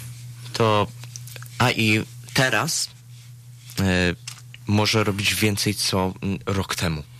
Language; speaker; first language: Polish; early bilingual, heritage; Polish